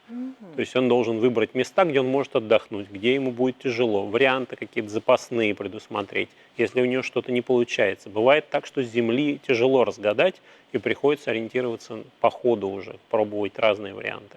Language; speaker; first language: Russian; native; Russian